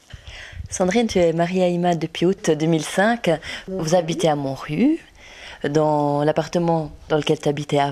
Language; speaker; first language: French; native; French